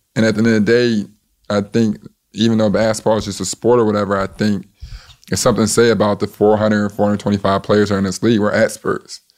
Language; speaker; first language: English; native; English